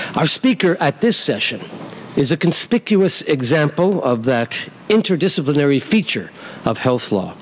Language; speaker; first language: English; native; English